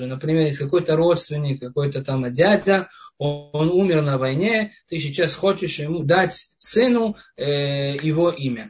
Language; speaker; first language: Russian; non-native, fluent; Hebrew